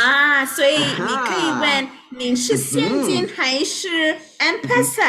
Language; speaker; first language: Chinese; non-native, learner; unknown